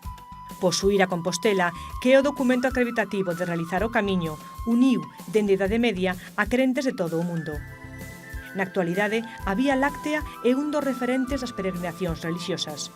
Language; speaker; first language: Galician; native; Galician